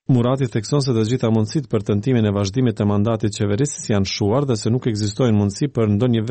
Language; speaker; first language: Albanian; native; Albanian